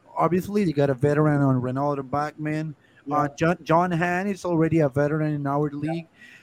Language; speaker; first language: English; non-native, fluent; Spanish